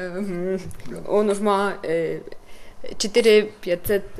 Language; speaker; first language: Czech; non-native, learner; Ukrainian